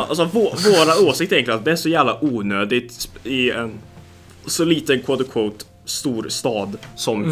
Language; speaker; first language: Swedish; native; Swedish